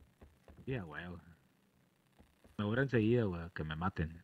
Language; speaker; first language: Spanish; native; Spanish